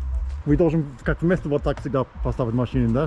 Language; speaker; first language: Russian; non-native, learner; English